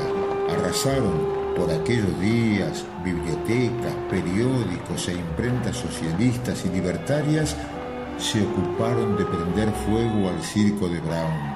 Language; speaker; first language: Spanish; native; Spanish